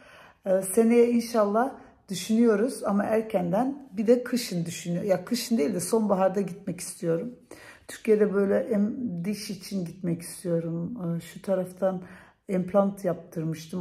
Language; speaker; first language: Turkish; early bilingual, heritage; Turkish